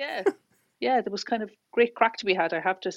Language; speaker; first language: English; native; English